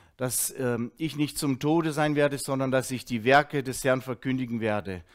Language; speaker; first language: German; early bilingual, heritage; Russian